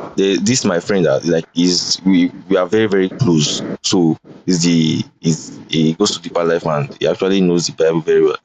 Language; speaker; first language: English; non-native, local second language; Bini